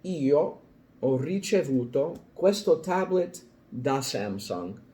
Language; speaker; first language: Italian; non-native, learner; English